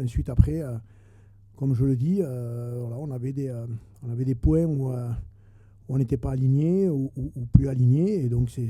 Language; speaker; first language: French; native; French